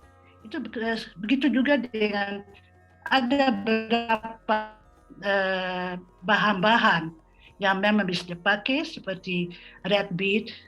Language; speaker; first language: Indonesian; non-native, fluent; Dutch